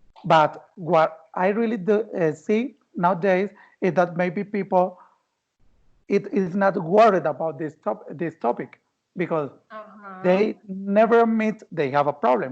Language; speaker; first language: English; non-native, fluent; Spanish